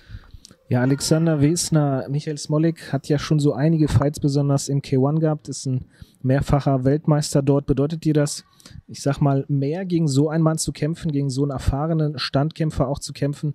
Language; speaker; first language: German; native; German